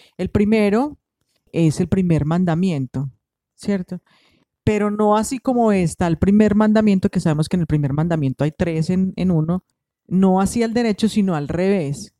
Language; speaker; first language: Spanish; native; Spanish